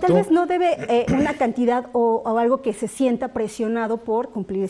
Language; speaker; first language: Spanish; native; Spanish